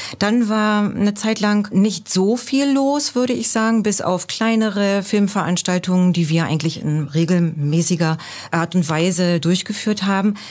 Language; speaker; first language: German; native; German